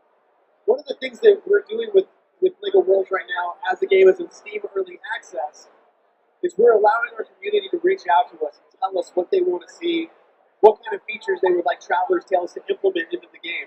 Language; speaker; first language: English; native; English